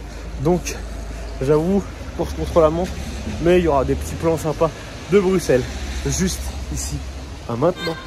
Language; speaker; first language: French; native; French